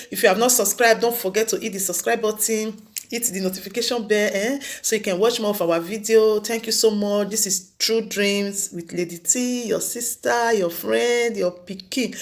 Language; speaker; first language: Nigerian Pidgin; non-native, local second language; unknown